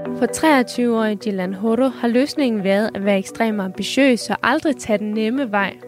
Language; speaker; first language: Danish; native; Danish